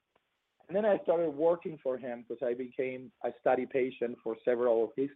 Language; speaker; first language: English; non-native, fluent; Spanish